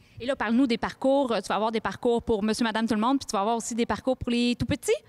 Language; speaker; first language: French; native; French